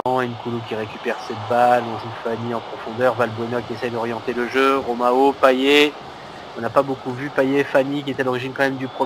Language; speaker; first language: French; native; French